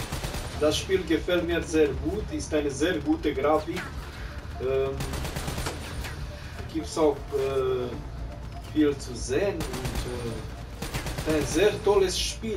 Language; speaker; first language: German; non-native, learner; Romanian